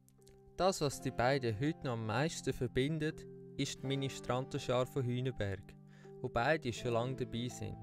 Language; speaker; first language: German; native; German